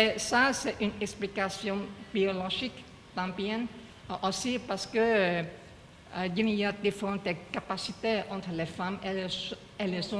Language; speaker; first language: French; non-native, learner; Chinese